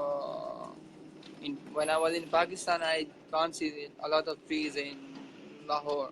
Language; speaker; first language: English; non-native, fluent; Urdu